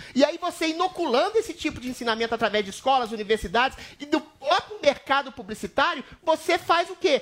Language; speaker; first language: Portuguese; native; Portuguese